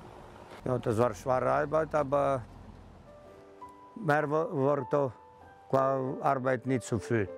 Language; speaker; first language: German; non-native, local second language; Ukrainian